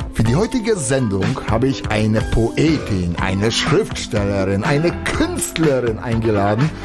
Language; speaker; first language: German; non-native, fluent; Polish